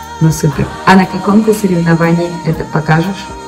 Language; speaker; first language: Russian; native; Russian